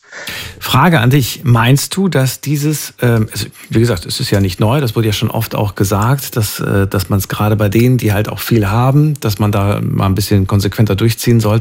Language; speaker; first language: German; native; German